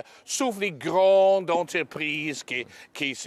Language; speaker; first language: French; non-native, learner; English